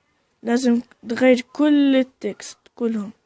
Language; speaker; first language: Arabic; native; Arabic